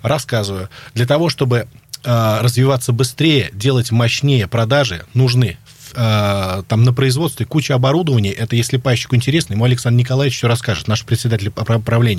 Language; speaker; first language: Russian; native; Russian